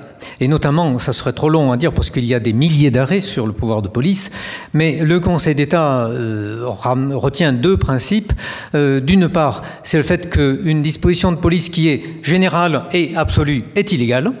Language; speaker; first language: French; native; French